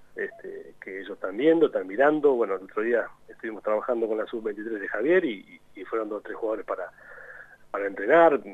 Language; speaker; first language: Spanish; native; Spanish